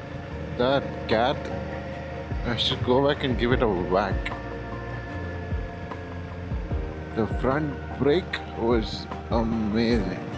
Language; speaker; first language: English; non-native, local second language; Malayalam